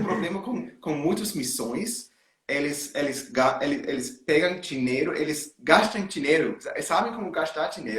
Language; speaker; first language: Portuguese; non-native, learner; German